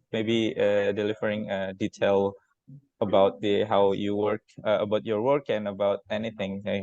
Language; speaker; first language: English; non-native, learner; Indonesian